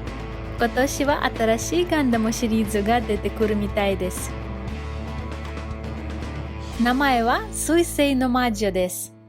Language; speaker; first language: Japanese; non-native, learner; Russian